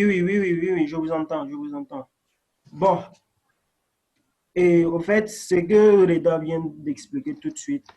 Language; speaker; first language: French; non-native, local second language; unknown